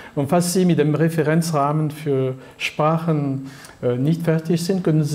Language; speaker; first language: German; non-native, fluent; French